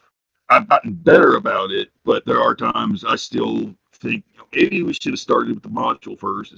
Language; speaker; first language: English; native; English